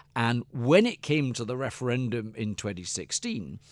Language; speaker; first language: English; native; English